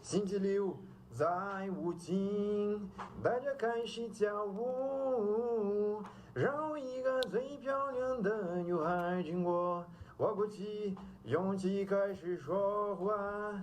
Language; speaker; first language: Chinese; non-native, learner; Portuguese